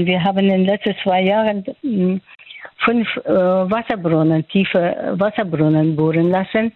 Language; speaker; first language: German; non-native, fluent; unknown